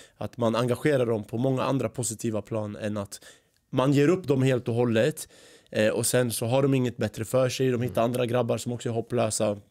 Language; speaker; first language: Swedish; early bilingual, other home language; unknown